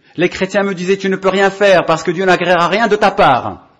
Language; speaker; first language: French; non-native, local second language; Arabic